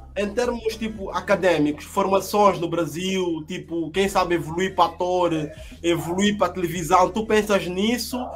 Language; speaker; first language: Portuguese; native; Portuguese